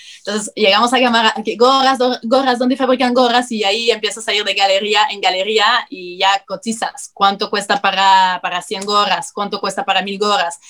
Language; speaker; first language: Spanish; non-native, fluent; French